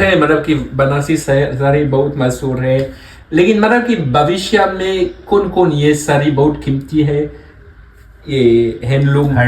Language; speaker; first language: Hindi; non-native, learner; French